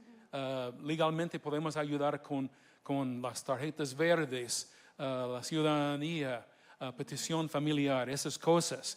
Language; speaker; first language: Spanish; non-native, fluent; English